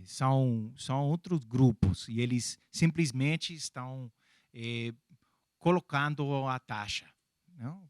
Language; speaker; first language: Portuguese; non-native, fluent; English